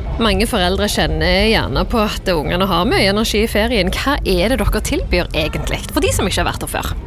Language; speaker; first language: Norwegian; native; Norwegian